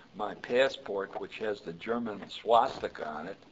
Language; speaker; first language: English; early bilingual, other home language; Yiddish